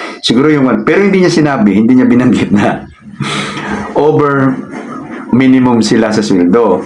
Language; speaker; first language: Filipino; native; Filipino